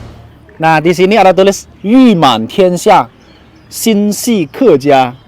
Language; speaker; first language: Indonesian; non-native, learner; Chinese